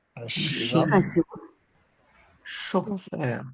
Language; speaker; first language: Russian; non-native, learner; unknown